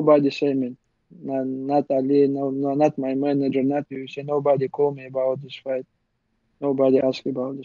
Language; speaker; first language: English; non-native, learner; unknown